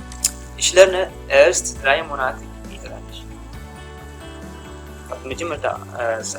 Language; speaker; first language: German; non-native, learner; Tigrinya